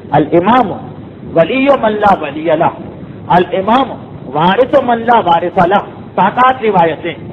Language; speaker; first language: Urdu; native; Urdu